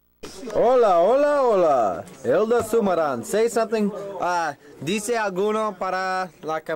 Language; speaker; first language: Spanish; non-native, learner; English